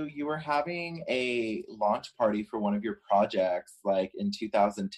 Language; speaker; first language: English; native; English